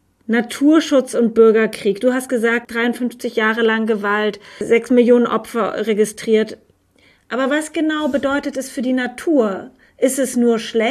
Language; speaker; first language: German; native; German